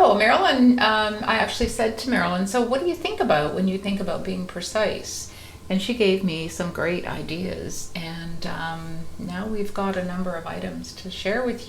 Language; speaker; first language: English; native; English